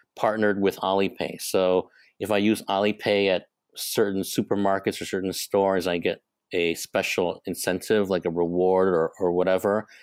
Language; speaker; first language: English; non-native, local second language; Cantonese